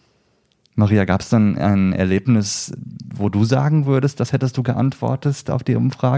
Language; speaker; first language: German; native; German